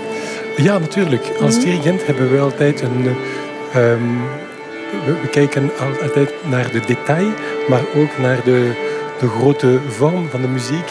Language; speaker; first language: Dutch; non-native, local second language; French